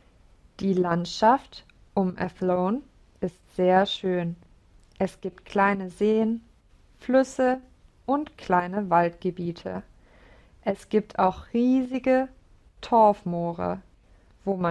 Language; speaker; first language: German; non-native, learner; English